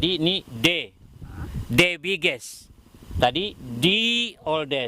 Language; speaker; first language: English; non-native, fluent; Indonesian